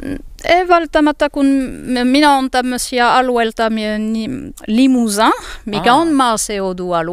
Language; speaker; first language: Finnish; non-native, learner; French